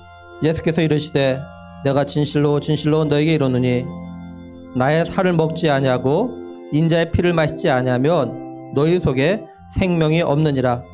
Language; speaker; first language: Korean; native; Korean